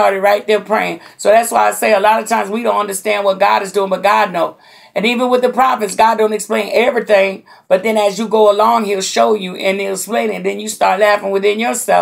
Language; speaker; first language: English; native; English